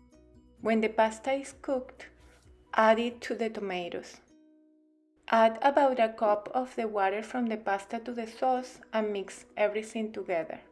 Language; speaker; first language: English; non-native, fluent; Italian